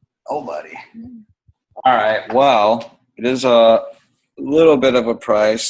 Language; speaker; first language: English; native; English